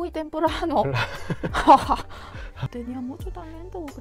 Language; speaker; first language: Spanish; non-native, learner; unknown